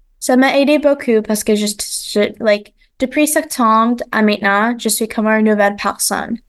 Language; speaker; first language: French; non-native, local second language; English